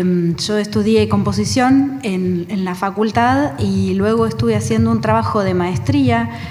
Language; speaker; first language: Spanish; native; Spanish